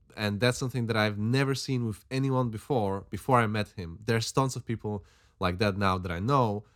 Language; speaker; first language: English; non-native, fluent; Slovak